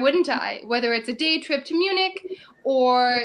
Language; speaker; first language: English; native; English